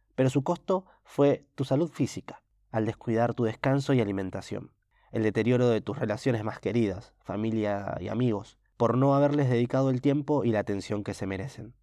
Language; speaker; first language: Spanish; native; Spanish